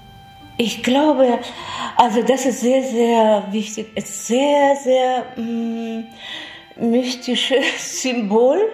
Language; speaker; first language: German; non-native, fluent; Russian